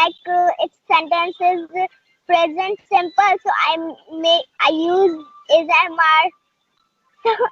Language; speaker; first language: English; non-native, learner; Hindi